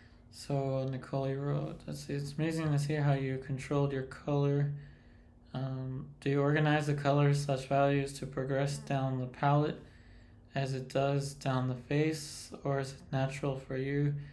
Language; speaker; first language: English; early bilingual, other home language; Spanish